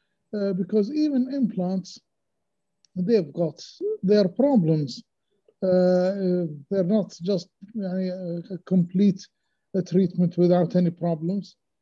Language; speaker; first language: English; non-native, fluent; Arabic